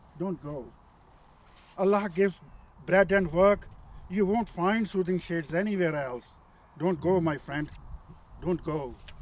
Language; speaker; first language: English; non-native, local second language; Punjabi